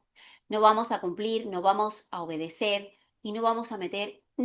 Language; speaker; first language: Spanish; native; Spanish